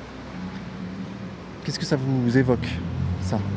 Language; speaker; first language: French; native; French